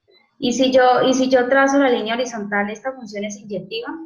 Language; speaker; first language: Spanish; native; Spanish